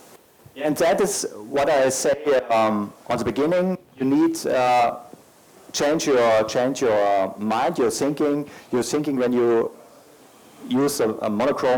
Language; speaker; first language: English; non-native, learner; German